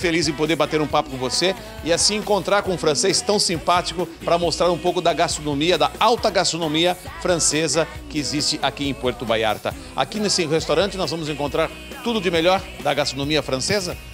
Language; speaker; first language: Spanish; non-native, learner; Portuguese